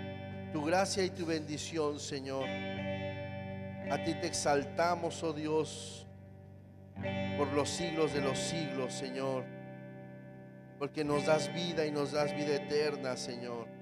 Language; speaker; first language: Spanish; native; Spanish